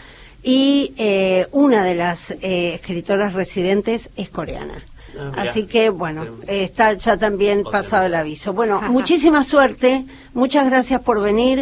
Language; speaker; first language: Spanish; native; Spanish